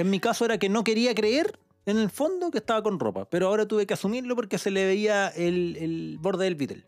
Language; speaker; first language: Spanish; native; Spanish